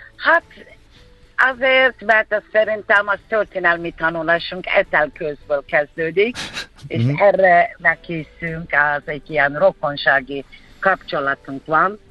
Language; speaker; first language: Hungarian; non-native, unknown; Turkish